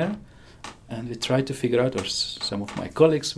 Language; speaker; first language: English; non-native, fluent; Hungarian